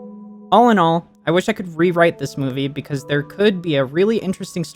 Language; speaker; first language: English; native; English